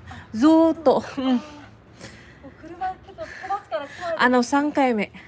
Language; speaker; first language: Japanese; non-native, learner; Waray